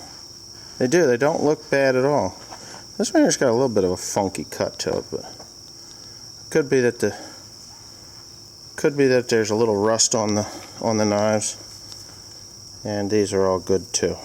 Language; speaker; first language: English; native; English